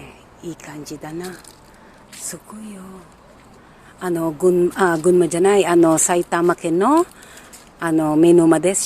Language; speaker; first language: Japanese; non-native, learner; Filipino